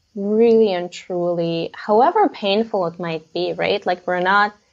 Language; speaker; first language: English; non-native, fluent; German